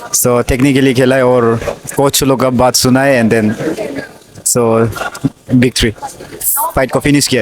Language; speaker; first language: Hindi; non-native, local second language; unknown